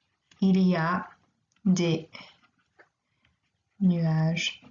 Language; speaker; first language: French; non-native, fluent; English